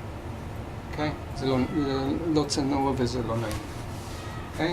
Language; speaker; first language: Hebrew; non-native, fluent; English